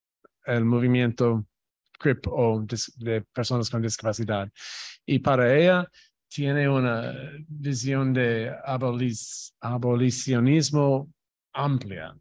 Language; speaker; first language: Spanish; non-native, fluent; English